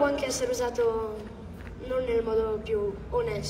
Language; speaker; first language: Italian; early bilingual, heritage; English